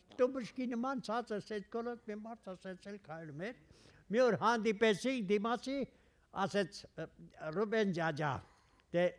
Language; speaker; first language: Armenian; native; Armenian